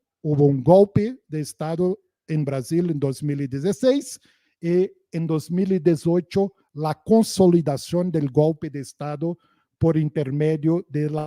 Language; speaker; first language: Spanish; non-native, fluent; Portuguese